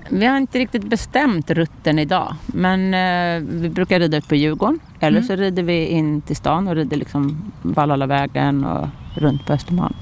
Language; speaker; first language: Swedish; native; Swedish